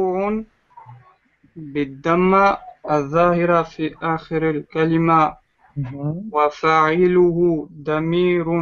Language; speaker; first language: Arabic; non-native, learner; French